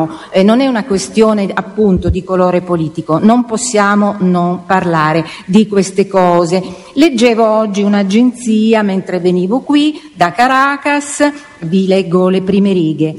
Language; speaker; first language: Italian; native; Italian